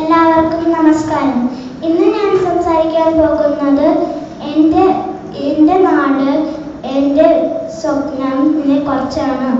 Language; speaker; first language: Malayalam; early bilingual, heritage; Malayalam